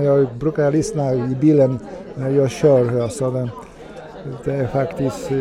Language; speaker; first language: Swedish; non-native, fluent; Polish